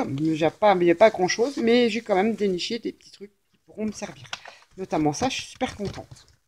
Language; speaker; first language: French; native; French